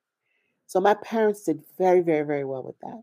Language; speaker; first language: English; native; English